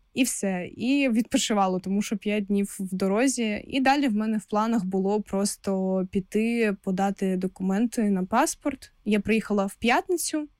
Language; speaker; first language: Ukrainian; non-native, local second language; Russian